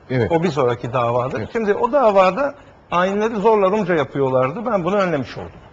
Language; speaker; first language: Turkish; native; Turkish